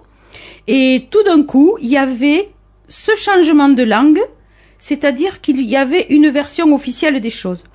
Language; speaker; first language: French; native; French